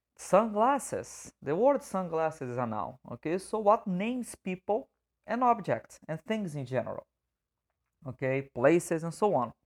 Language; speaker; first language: English; non-native, fluent; Portuguese